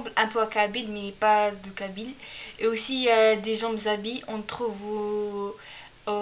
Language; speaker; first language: French; non-native, local second language; Arabic